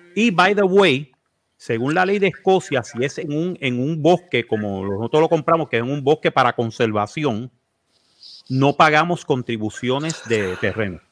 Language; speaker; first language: Spanish; native; Spanish